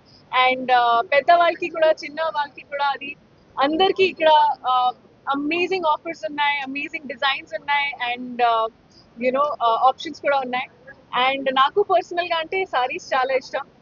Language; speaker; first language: Telugu; non-native, fluent; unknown